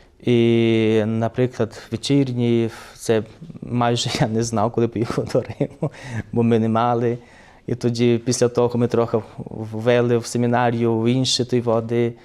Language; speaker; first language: Ukrainian; early bilingual, heritage; Ukrainian